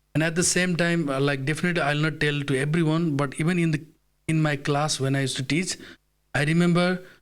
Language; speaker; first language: English; non-native, fluent; Nepali